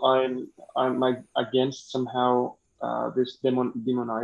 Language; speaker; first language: English; non-native, fluent; Greek